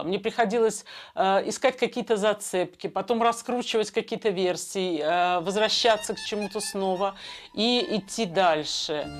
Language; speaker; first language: Russian; native; Russian